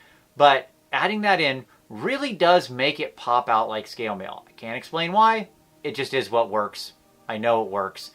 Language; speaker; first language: English; native; English